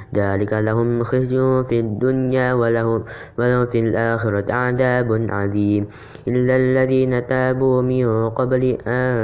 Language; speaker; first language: Arabic; non-native, learner; Indonesian